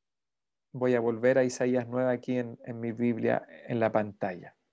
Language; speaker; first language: Spanish; native; Spanish